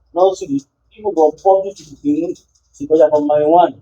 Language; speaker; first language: English; non-native, local second language; Yoruba